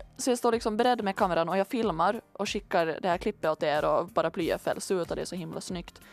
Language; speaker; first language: Swedish; native; Swedish